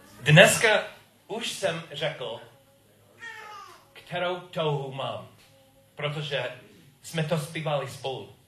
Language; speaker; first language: Czech; non-native, learner; English